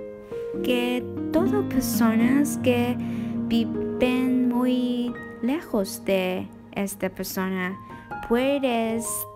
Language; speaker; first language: Spanish; non-native, learner; Chinese